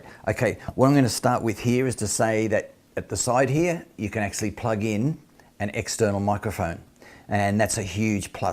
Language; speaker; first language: English; native; English